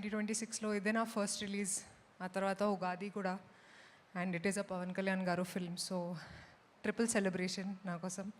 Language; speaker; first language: Telugu; non-native, fluent; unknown